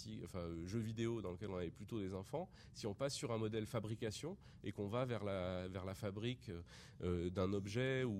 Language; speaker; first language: French; native; French